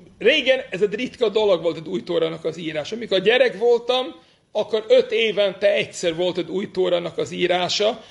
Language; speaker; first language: Hungarian; non-native, fluent; English